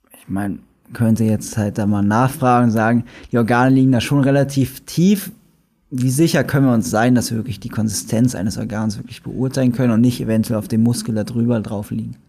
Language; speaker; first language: German; native; German